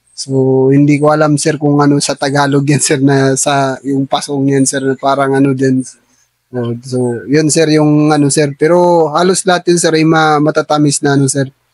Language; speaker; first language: Filipino; non-native, local second language; Tausug